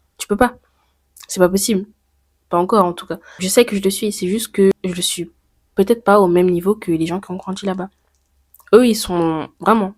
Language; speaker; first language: French; native; French